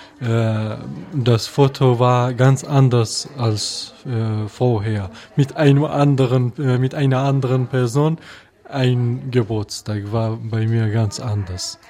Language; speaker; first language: German; non-native, fluent; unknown